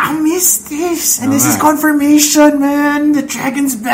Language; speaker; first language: English; non-native, local second language; Filipino